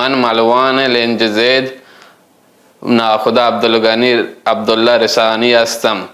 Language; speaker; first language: Persian; non-native, local second language; Baluchi